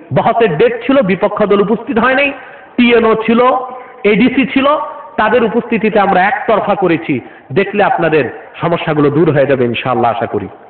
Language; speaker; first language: Bangla; non-native, local second language; Urdu